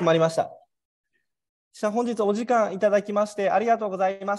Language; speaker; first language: Japanese; native; Japanese